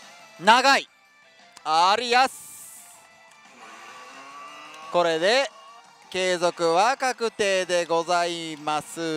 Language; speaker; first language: Japanese; native; Japanese